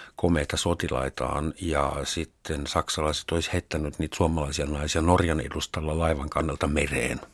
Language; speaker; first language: Finnish; non-native, fluent; German